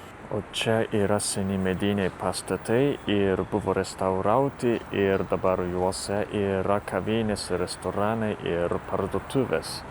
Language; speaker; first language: Lithuanian; non-native, fluent; Japanese